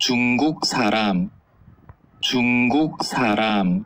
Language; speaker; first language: Korean; non-native, learner; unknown